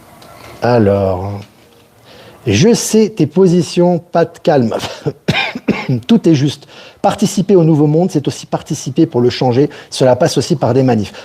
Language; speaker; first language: French; native; French